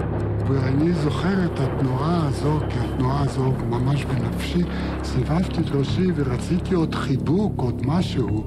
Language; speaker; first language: Hebrew; non-native, fluent; Yiddish